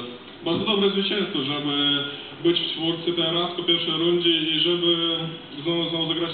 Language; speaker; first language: Polish; non-native, fluent; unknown